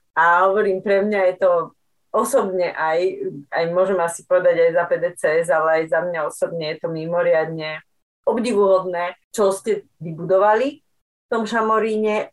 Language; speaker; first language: Slovak; native; Slovak